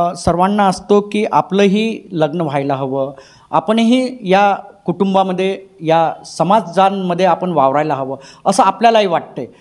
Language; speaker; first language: Marathi; native; Marathi